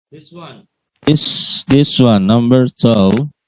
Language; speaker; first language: English; non-native, learner; Indonesian